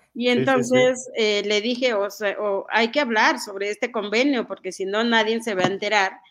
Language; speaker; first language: Spanish; non-native, local second language; Mixtepec Mixtec